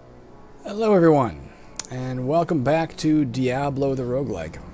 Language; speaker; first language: English; native; English